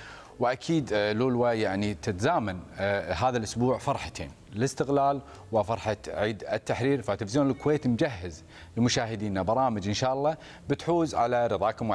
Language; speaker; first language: Arabic; native; Arabic